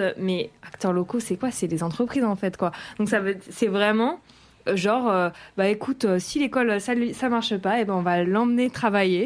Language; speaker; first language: French; native; French